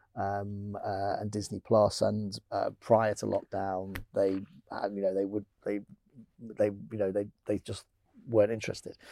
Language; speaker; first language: English; native; English